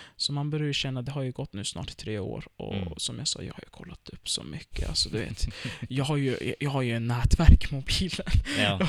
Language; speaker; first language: Swedish; early bilingual, other home language; Turkish